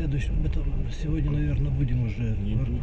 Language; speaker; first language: Russian; native; Russian